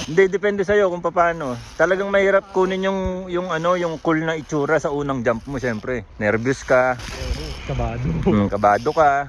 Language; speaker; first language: Filipino; native; Filipino